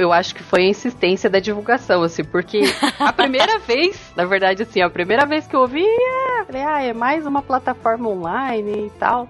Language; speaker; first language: Portuguese; native; Portuguese